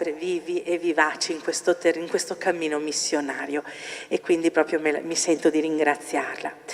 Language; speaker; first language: Italian; native; Italian